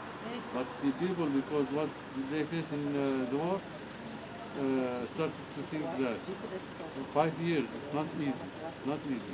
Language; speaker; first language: English; non-native, learner; Arabic